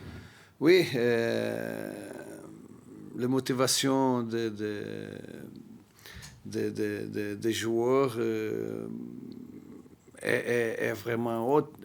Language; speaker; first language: French; non-native, learner; Portuguese